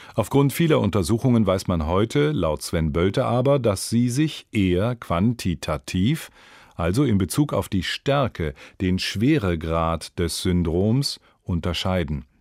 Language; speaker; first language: German; native; German